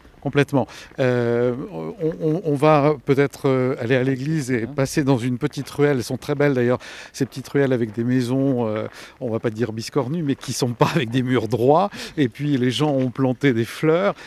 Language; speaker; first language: French; native; French